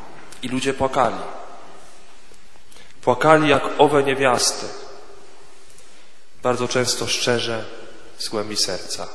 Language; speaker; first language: Polish; native; Polish